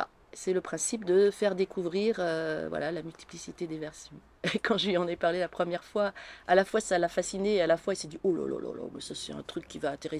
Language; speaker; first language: French; native; French